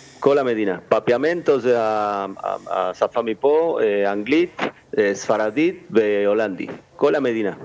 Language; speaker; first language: Hebrew; non-native, fluent; Spanish